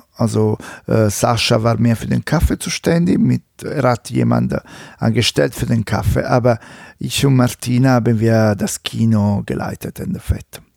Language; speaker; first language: German; non-native, fluent; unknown